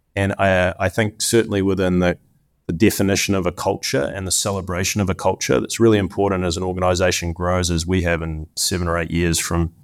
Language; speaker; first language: English; native; English